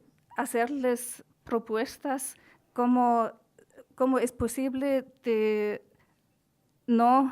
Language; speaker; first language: Spanish; non-native, fluent; German